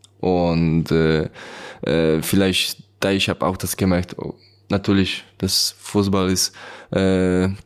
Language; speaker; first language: German; non-native, learner; Polish